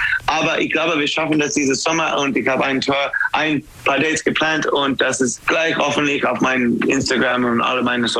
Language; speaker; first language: German; non-native, learner; English